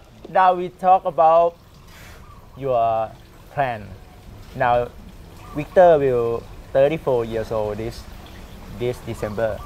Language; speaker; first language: English; non-native, learner; Thai